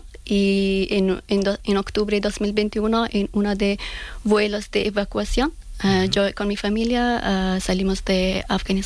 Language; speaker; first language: Spanish; non-native, fluent; Persian